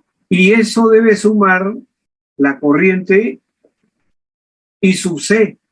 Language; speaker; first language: Spanish; native; Spanish